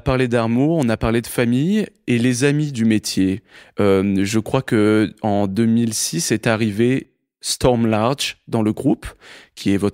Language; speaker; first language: French; native; French